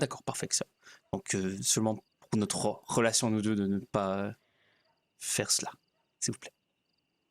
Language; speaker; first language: French; native; French